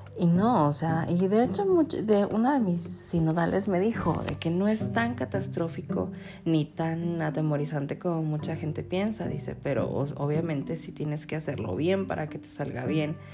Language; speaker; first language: Spanish; native; Spanish